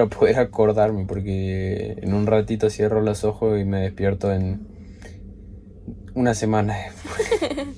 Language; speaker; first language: Spanish; native; Spanish